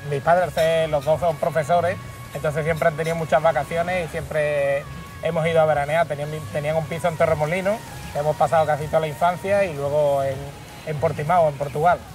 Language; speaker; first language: Spanish; native; Spanish